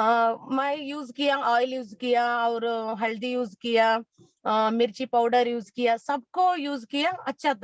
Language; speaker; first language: Hindi; non-native, local second language; Kannada